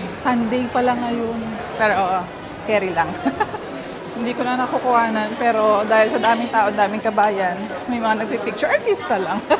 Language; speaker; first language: Filipino; non-native, local second language; Hiligaynon